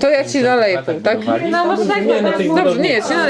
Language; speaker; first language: Polish; native; Polish